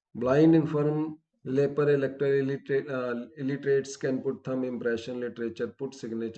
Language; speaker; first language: English; non-native, local second language; Punjabi